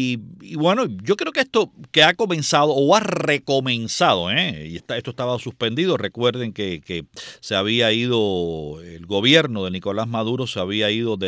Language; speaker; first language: Spanish; native; Spanish